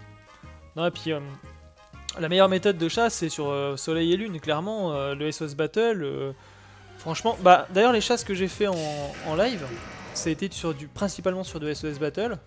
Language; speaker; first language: French; native; French